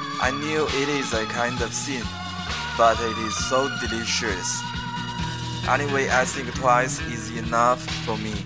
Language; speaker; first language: English; non-native, fluent; Chinese